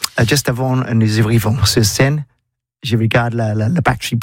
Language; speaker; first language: French; non-native, learner; English